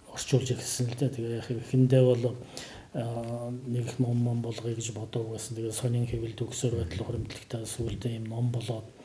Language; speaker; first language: Mongolian; non-native, local second language; Kazakh